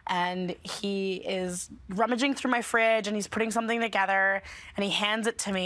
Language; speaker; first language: English; native; English